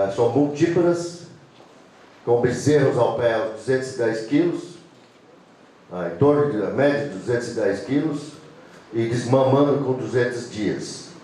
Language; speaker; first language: Portuguese; non-native, fluent; English